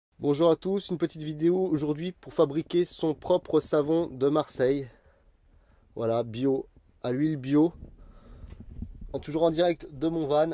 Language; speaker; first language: French; native; French